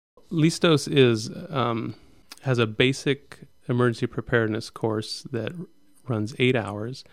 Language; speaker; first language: English; native; English